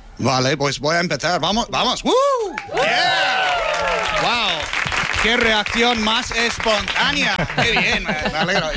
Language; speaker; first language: Spanish; non-native, fluent; English